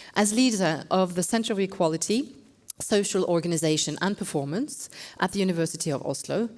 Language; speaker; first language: English; non-native, fluent; Norwegian